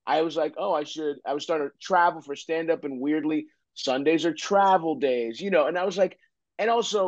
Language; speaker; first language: English; native; English